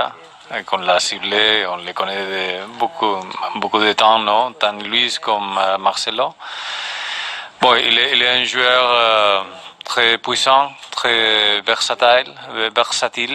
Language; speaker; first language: French; non-native, fluent; Spanish